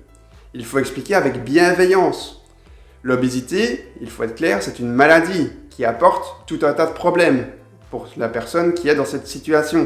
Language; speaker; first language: French; native; French